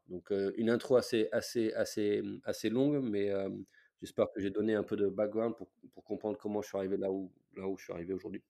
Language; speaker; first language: French; non-native, fluent; English